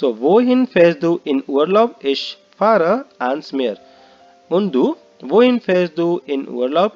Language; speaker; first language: German; non-native, learner; Hindi